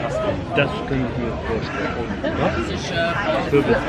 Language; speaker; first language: German; native; German